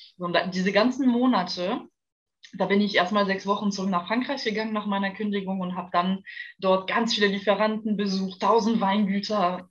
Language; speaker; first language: German; non-native, fluent; French